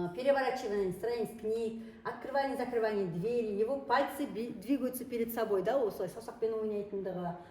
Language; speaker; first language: Russian; non-native, local second language; Kazakh